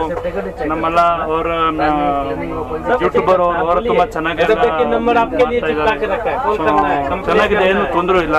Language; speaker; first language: Kannada; non-native, fluent; Marwari